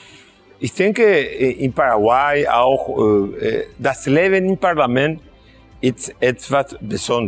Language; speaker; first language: German; non-native, fluent; Spanish